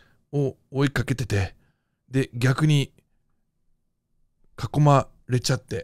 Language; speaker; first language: Japanese; non-native, fluent; English